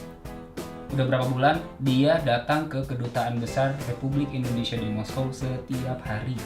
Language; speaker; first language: Indonesian; native; Indonesian